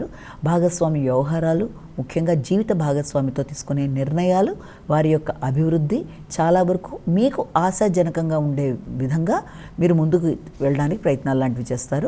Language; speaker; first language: Telugu; native; Telugu